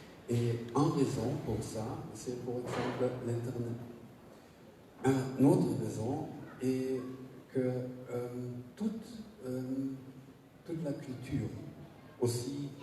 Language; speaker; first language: French; non-native, learner; German